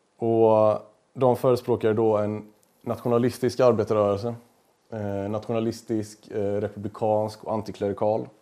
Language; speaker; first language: Swedish; native; Swedish